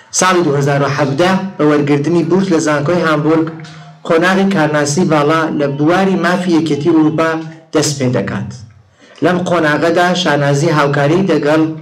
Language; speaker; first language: Central Kurdish; native; Central Kurdish